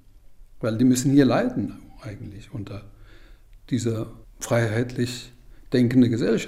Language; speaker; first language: German; non-native, fluent; Persian